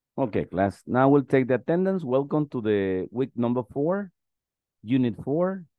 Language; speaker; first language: English; non-native, fluent; Spanish